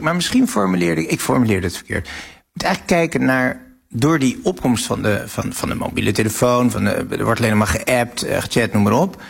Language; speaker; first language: Dutch; native; Dutch